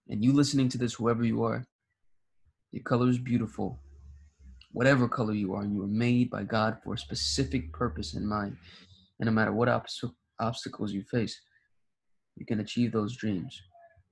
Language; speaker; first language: English; early bilingual, other home language; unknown